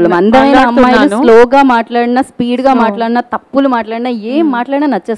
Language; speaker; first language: Telugu; native; Telugu